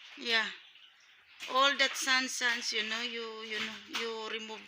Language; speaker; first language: English; non-native, learner; Hiligaynon